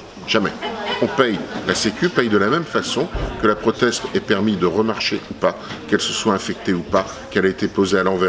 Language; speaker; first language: French; native; French